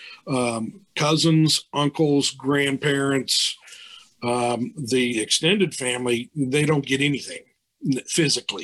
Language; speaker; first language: English; native; English